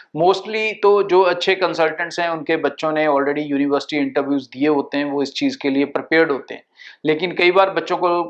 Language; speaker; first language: Hindi; non-native, local second language; Punjabi